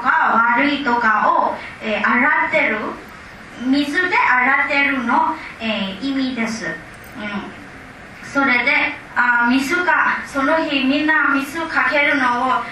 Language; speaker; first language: Japanese; non-native, learner; Burmese